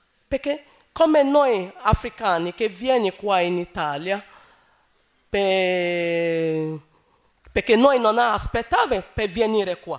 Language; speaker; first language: Italian; non-native, learner; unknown